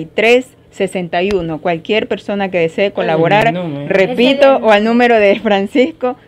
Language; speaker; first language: Spanish; native; Spanish